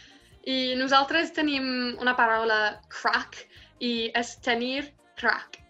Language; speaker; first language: Catalan; non-native, fluent; Irish